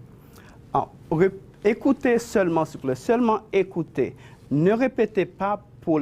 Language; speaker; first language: French; non-native, fluent; Spanish